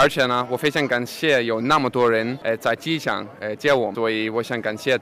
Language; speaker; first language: Chinese; non-native, fluent; Danish